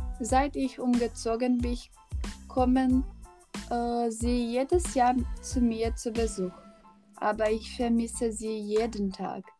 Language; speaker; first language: German; non-native, learner; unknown